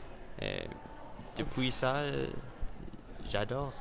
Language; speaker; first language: French; non-native, learner; English